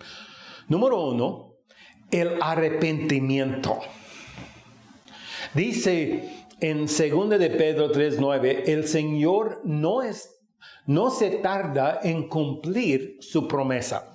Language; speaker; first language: Spanish; non-native, fluent; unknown